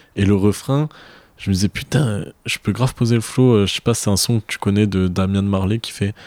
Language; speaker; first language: French; native; French